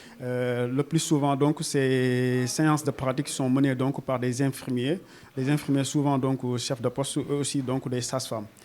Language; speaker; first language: French; non-native, local second language; Wolof